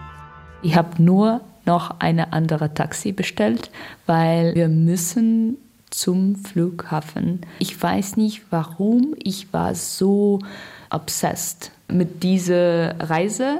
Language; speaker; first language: German; non-native, learner; Russian